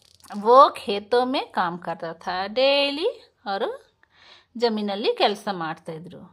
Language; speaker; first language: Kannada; non-native, local second language; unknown